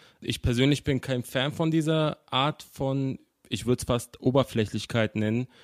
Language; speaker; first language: German; native; German